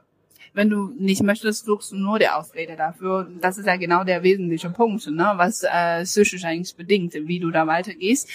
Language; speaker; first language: German; non-native, fluent; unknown